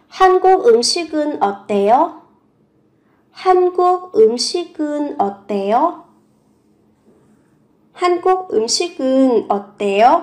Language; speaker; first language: Korean; non-native, fluent; Vietnamese